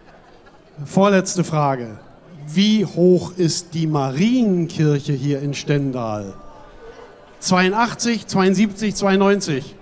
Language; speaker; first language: German; native; German